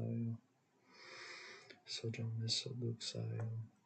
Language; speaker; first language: Korean; non-native, learner; English